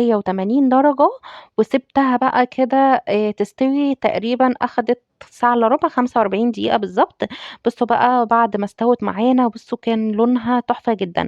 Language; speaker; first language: Arabic; native; Arabic